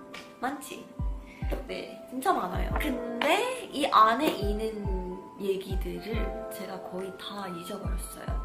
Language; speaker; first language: Korean; non-native, fluent; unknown